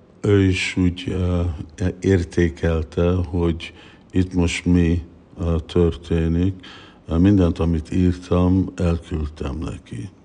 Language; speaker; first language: Hungarian; early bilingual, heritage; Hungarian